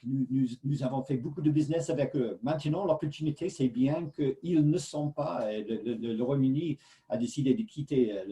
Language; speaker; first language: French; non-native, fluent; English